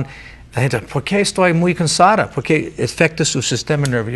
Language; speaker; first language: Spanish; non-native, learner; English